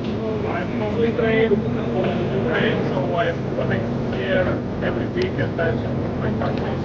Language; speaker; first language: English; non-native, learner; Ukrainian